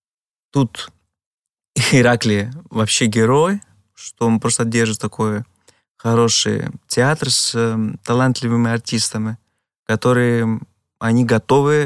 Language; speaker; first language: Russian; non-native, fluent; Greek